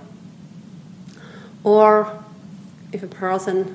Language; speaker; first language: English; non-native, fluent; Swiss German